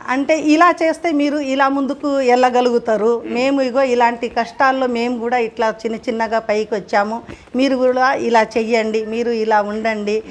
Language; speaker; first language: Telugu; non-native, local second language; Lambadi